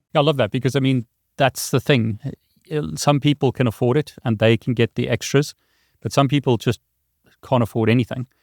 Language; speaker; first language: English; native; English